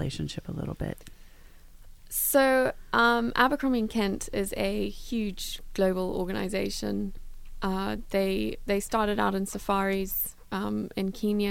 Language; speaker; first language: English; native; English